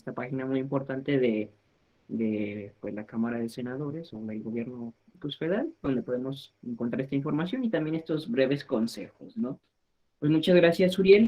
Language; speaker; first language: Spanish; native; Spanish